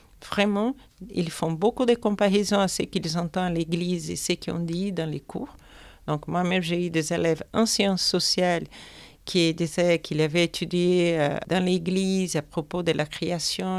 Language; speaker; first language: French; non-native, fluent; Portuguese